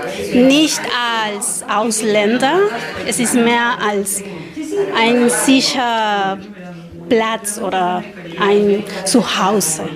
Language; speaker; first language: German; non-native, learner; Spanish